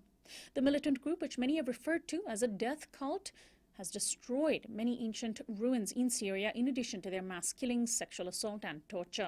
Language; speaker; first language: English; native; English